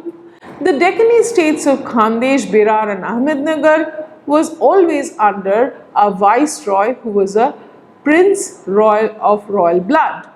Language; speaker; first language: English; non-native, local second language; Bangla